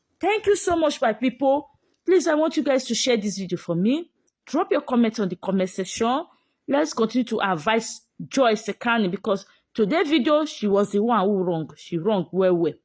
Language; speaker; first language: Nigerian Pidgin; native; Nigerian Pidgin